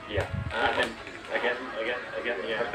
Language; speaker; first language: Indonesian; non-native, learner; English